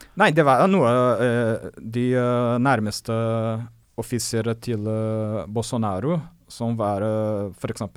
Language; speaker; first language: Norwegian; non-native, fluent; Portuguese